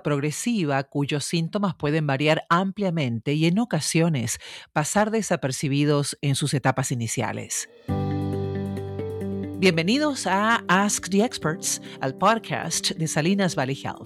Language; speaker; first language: Spanish; native; Spanish